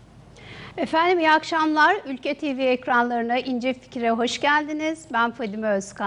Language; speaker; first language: Turkish; native; Turkish